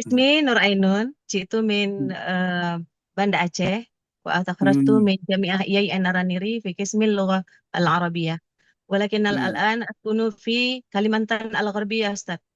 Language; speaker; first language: Arabic; non-native, learner; Indonesian